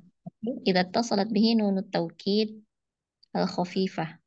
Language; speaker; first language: Arabic; non-native, learner; Indonesian